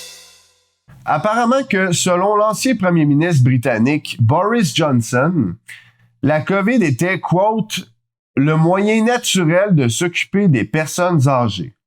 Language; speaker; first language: French; native; French